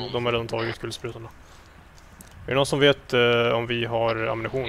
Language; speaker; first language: Swedish; native; Swedish